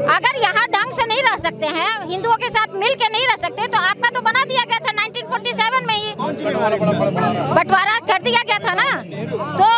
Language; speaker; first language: Hindi; native; Hindi